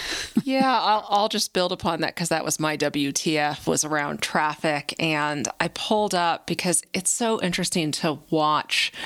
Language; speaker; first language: English; native; English